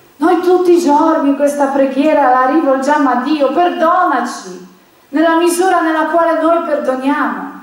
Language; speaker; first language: Italian; non-native, fluent; Polish